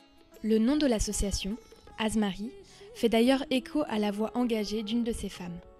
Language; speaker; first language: French; native; French